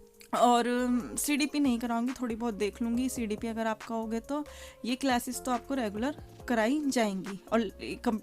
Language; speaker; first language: Hindi; native; Hindi